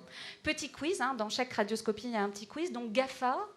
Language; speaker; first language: French; native; French